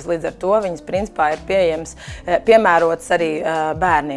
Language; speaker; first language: Latvian; native; Latvian